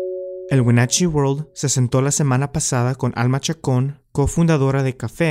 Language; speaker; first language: Spanish; native; Spanish